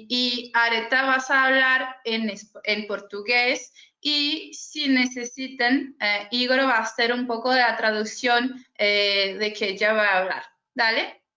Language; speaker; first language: Spanish; non-native, fluent; Portuguese